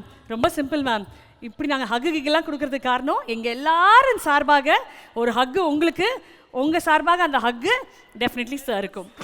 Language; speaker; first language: Tamil; native; Tamil